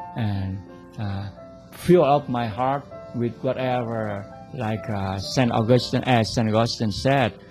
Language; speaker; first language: English; non-native, fluent; Vietnamese